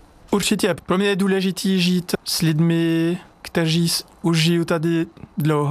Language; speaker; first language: Czech; non-native, fluent; French